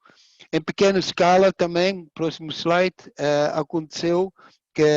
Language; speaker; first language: Portuguese; non-native, fluent; Dutch